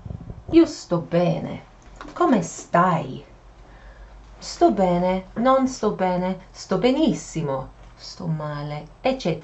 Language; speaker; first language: Italian; non-native, fluent; English